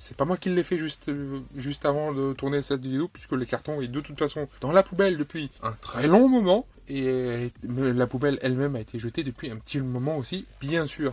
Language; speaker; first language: French; native; French